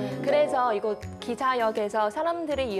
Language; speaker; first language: Korean; non-native, fluent; Chinese